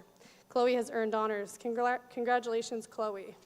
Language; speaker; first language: English; native; English